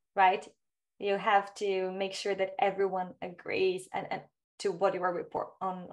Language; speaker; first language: English; non-native, fluent; Portuguese